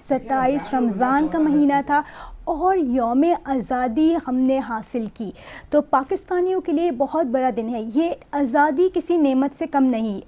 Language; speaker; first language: Urdu; native; Urdu